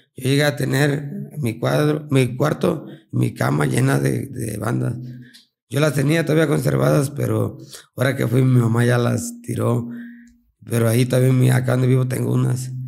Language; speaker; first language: Spanish; native; Spanish